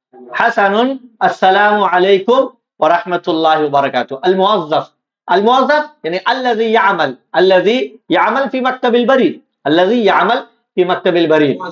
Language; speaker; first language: Arabic; non-native, fluent; Urdu